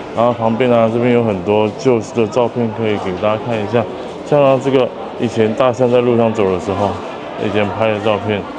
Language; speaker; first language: Chinese; native; Chinese